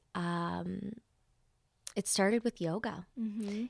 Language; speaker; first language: English; early bilingual, other home language; Spanish